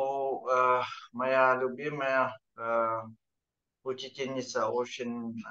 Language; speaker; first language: Russian; non-native, fluent; Vietnamese